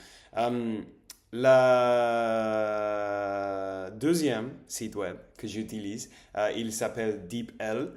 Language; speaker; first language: French; non-native, learner; English